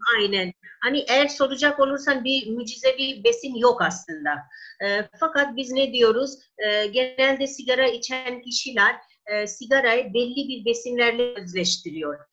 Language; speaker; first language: Turkish; non-native, fluent; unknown